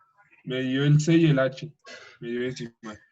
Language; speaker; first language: Spanish; native; Spanish